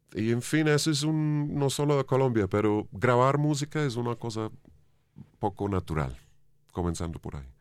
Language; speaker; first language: Spanish; non-native, fluent; English